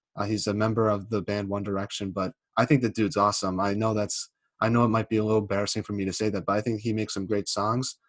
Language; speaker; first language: English; native; English